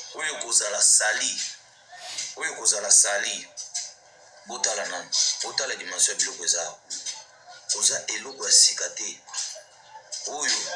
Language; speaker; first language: Lingala; non-native, local second language; Luba-Lulua